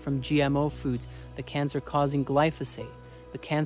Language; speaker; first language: English; native; English